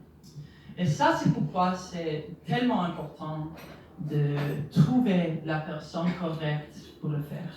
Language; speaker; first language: French; non-native, learner; English